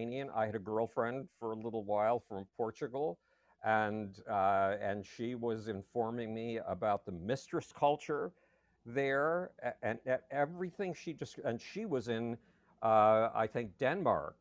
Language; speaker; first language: English; native; English